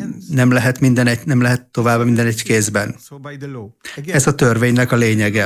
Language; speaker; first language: Hungarian; non-native, fluent; Hebrew